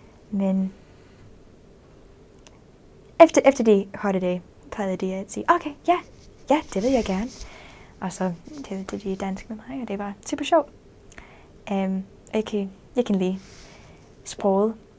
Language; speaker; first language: Danish; non-native, fluent; English